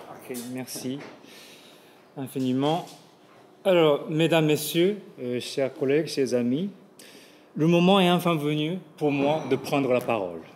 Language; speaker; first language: French; non-native, fluent; Japanese